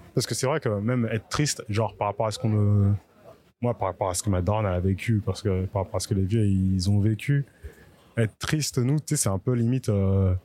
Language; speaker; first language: French; native; French